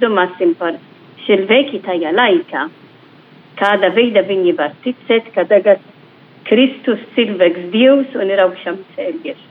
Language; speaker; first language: Latvian; non-native, fluent; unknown